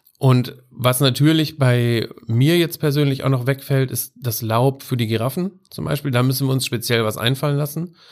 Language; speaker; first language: German; native; German